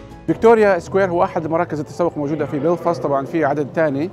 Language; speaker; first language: Arabic; native; Arabic